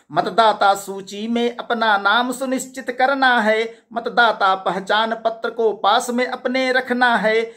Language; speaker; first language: Hindi; native; Hindi